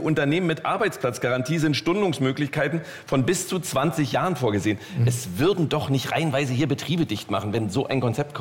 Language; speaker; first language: German; native; German